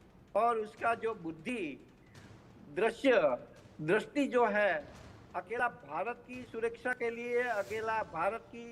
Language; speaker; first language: Hindi; non-native, local second language; Gujarati